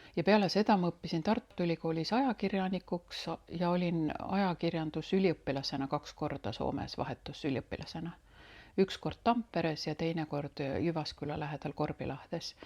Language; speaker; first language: Estonian; native; Estonian